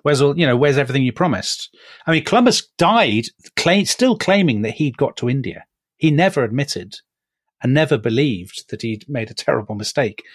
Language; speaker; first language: English; native; English